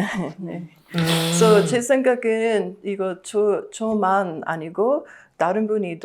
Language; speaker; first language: Korean; non-native, learner; English